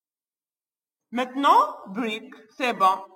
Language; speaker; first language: French; non-native, local second language; Arabic